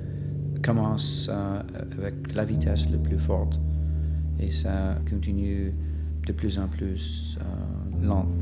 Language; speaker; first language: French; non-native, fluent; English